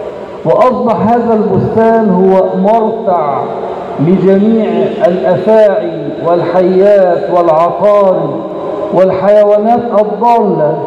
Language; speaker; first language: Arabic; native; Arabic